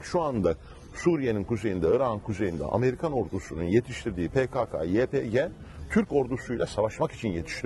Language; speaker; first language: Turkish; native; Turkish